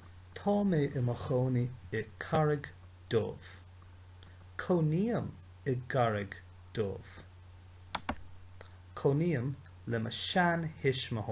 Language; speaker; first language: Irish; non-native, local second language; English